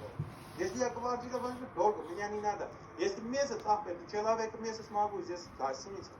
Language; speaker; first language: Russian; non-native, learner; Tajik